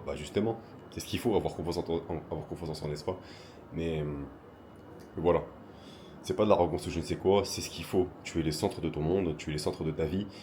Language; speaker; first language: French; native; French